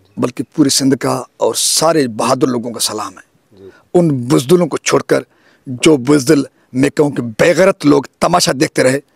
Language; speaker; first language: Urdu; non-native, local second language; Sindhi